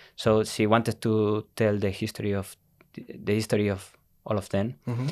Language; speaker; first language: English; non-native, fluent; Spanish